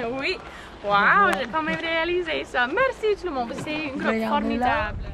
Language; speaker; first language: French; non-native, local second language; English